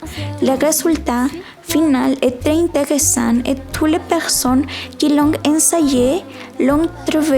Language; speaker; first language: French; non-native, learner; Spanish